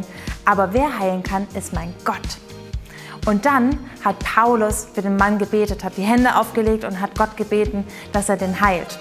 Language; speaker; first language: German; native; German